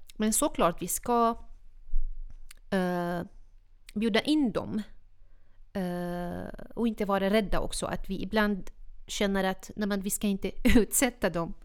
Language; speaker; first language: Swedish; non-native, fluent; Arabic